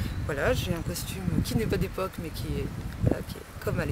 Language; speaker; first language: French; native; French